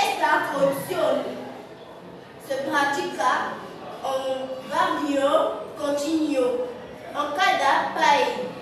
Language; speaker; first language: Spanish; non-native, learner; French